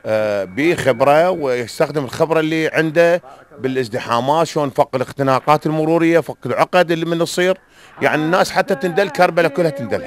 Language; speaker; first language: Arabic; native; Arabic